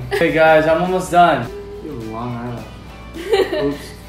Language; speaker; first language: English; native; English